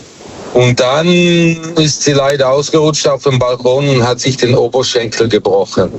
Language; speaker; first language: German; early bilingual, other home language; Turkish